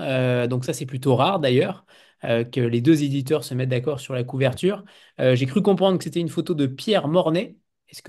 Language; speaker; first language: French; native; French